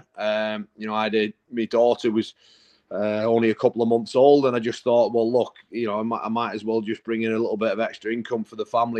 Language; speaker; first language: English; native; English